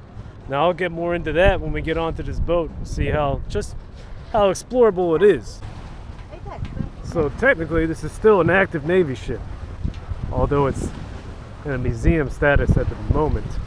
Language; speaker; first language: English; native; English